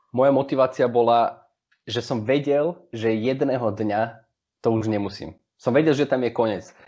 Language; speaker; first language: Slovak; early bilingual, heritage; Slovak